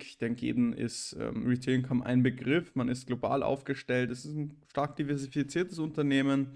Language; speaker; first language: German; native; German